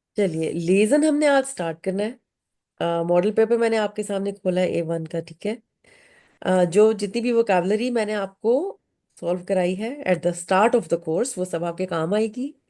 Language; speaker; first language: Urdu; native; Urdu